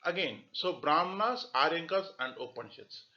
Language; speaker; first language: English; non-native, local second language; Tamil